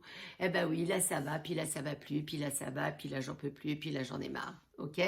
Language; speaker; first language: French; native; French